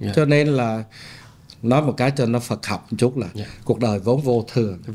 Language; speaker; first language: Vietnamese; native; Vietnamese